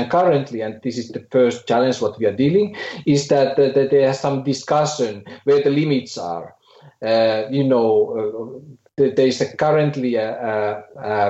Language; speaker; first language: English; non-native, fluent; Finnish